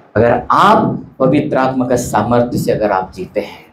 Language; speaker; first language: Hindi; non-native, local second language; Marathi